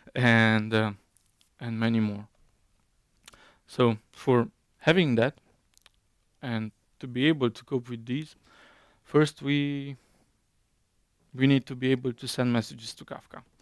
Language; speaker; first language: English; non-native, fluent; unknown